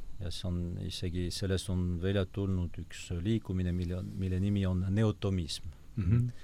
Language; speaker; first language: Estonian; non-native, fluent; French